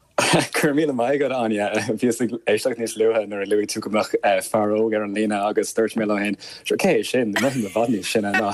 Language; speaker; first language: Irish; non-native, local second language; English